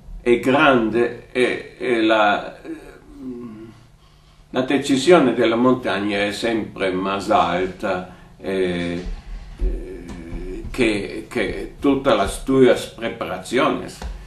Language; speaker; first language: Italian; non-native, fluent; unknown